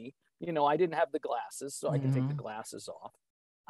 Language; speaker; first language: English; native; English